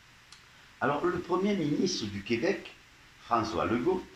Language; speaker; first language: French; native; French